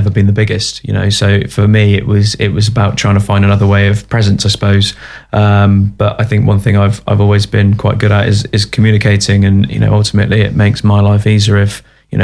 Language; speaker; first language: English; native; English